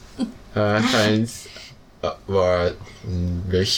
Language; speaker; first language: English; non-native, learner; Japanese